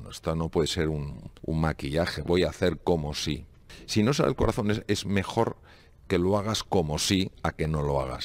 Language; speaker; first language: Spanish; native; Spanish